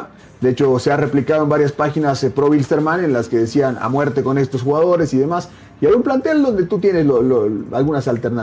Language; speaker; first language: Spanish; native; Spanish